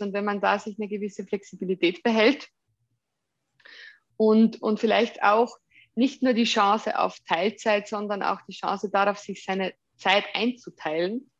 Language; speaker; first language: German; native; German